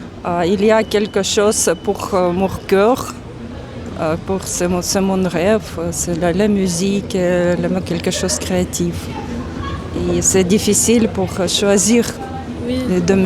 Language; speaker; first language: French; non-native, learner; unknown